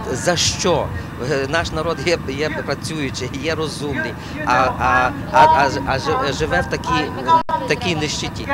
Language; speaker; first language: Ukrainian; native; Ukrainian